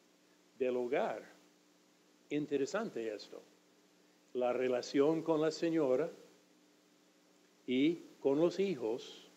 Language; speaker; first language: Spanish; non-native, fluent; English